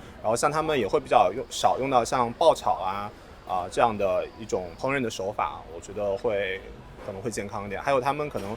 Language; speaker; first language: Chinese; native; Chinese